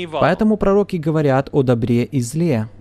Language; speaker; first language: Russian; native; Russian